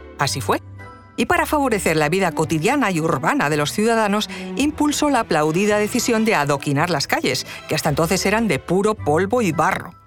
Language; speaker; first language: Spanish; native; Spanish